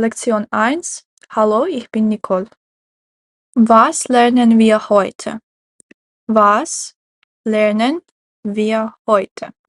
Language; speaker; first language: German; non-native, fluent; Ukrainian